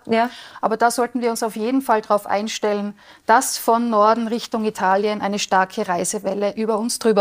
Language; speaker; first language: German; native; German